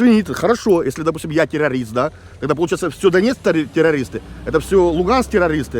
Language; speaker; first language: Russian; native; Russian